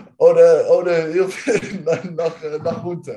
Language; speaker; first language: German; non-native, learner; Dutch